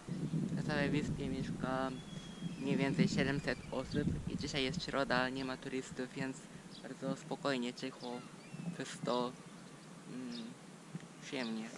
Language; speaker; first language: Polish; non-native, fluent; Japanese